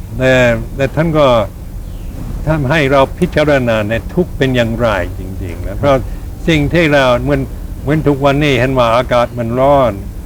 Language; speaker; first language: Thai; non-native, fluent; English